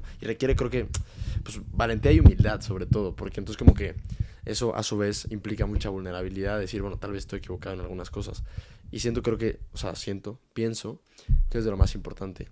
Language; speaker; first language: Spanish; native; Spanish